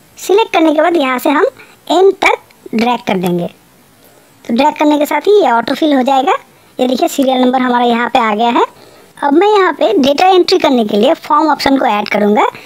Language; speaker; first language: Urdu; native; Urdu